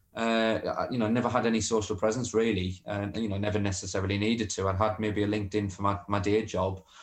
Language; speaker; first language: English; native; English